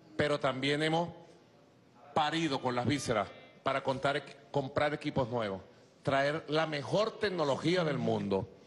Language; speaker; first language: Spanish; native; Spanish